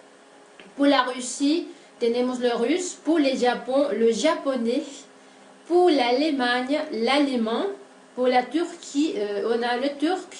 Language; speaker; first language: French; non-native, fluent; Spanish